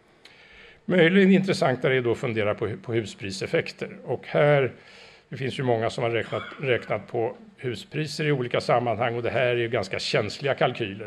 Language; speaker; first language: Swedish; native; Swedish